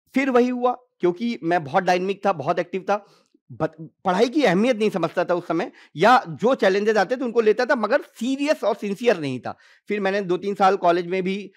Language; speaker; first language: Hindi; native; Hindi